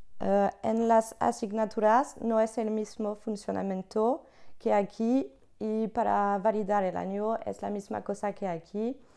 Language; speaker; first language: Spanish; non-native, learner; French